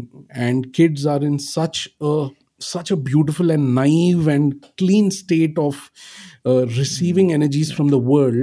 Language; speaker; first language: English; non-native, local second language; Marathi